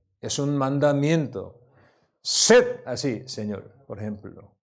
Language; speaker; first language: Spanish; non-native, learner; Korean